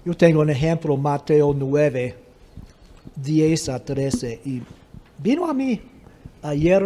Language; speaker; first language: Spanish; non-native, fluent; English